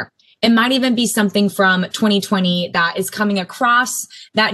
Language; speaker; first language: English; native; English